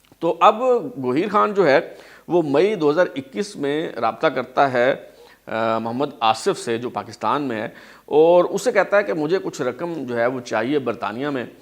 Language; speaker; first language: Urdu; native; Urdu